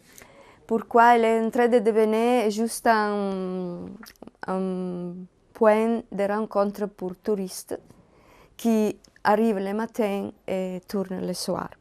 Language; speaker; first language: French; non-native, learner; Italian